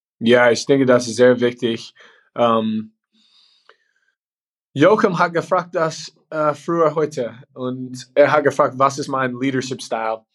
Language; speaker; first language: German; non-native, learner; English